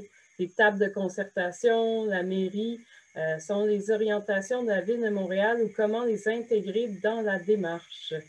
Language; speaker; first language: French; native; French